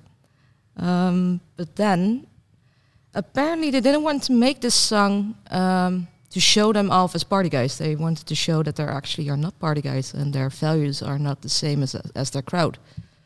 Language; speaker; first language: English; non-native, fluent; Dutch